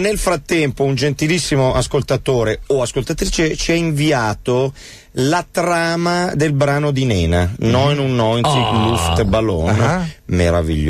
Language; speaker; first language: Italian; native; Italian